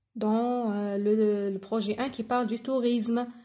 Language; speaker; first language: French; non-native, local second language; Arabic